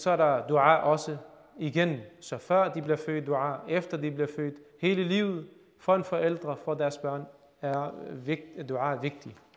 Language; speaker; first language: Danish; early bilingual, other home language; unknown